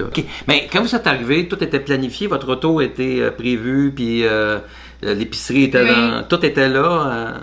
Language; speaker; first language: French; native; French